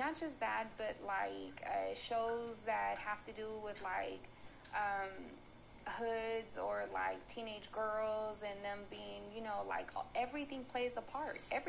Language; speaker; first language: English; early bilingual, other home language; Spanish